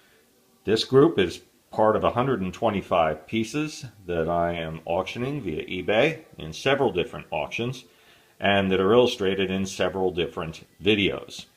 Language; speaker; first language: English; native; English